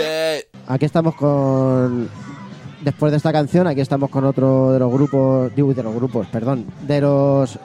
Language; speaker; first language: Spanish; native; Spanish